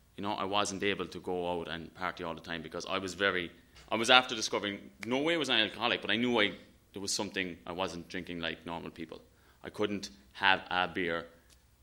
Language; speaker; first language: English; native; English